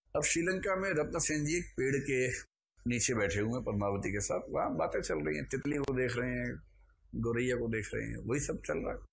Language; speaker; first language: Hindi; native; Hindi